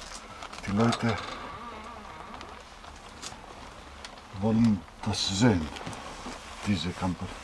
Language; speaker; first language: German; non-native, learner; Greek